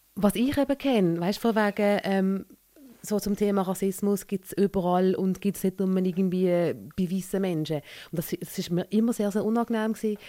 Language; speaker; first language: German; early bilingual, other home language; Malayalam